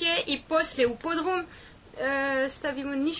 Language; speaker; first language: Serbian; non-native, learner; French